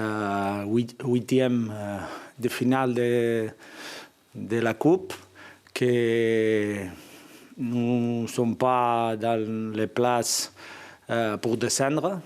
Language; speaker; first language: French; non-native, fluent; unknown